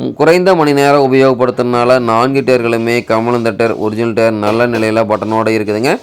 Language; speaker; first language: Tamil; native; Tamil